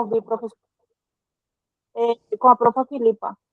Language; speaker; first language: Portuguese; non-native, fluent; Spanish